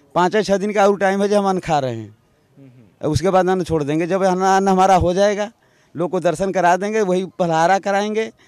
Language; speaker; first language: Hindi; native; Hindi